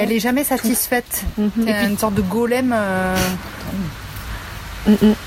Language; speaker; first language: French; native; French